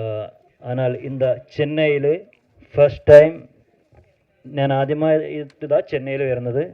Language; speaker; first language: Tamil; non-native, learner; Malayalam